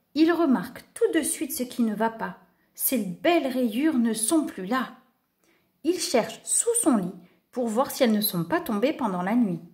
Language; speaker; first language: French; native; French